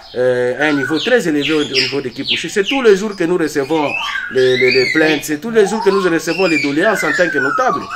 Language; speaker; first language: French; non-native, local second language; Swahili